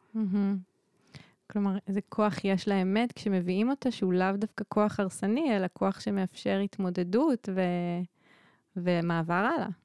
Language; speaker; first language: Hebrew; native; Hebrew